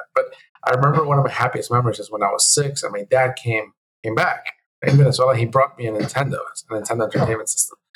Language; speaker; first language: English; early bilingual, other home language; Spanish